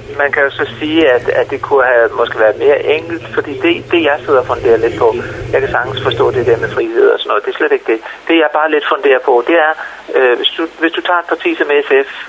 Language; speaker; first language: Danish; native; Danish